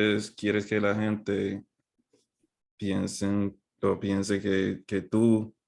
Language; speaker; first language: Spanish; non-native, fluent; English